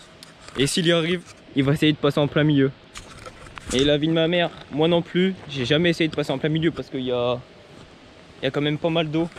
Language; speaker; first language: French; native; French